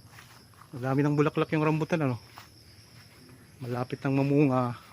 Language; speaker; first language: Filipino; native; Filipino